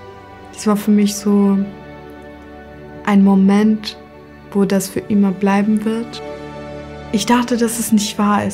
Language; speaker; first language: German; early bilingual, other home language; Kurdish